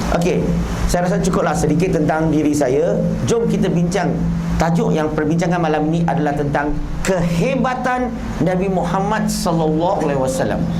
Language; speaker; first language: Malay; non-native, local second language; Chinese